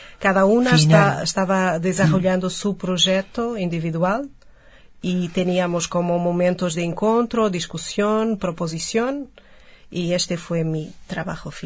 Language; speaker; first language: Spanish; non-native, fluent; Portuguese